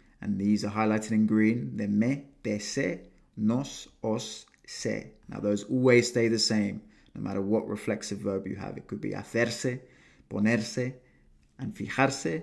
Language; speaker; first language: English; native; English